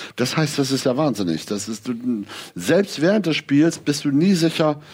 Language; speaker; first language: German; native; German